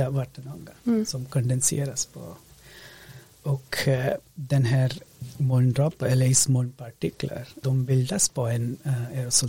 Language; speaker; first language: Swedish; non-native, fluent; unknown